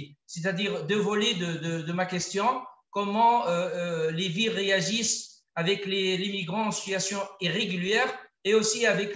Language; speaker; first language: French; non-native, local second language; Arabic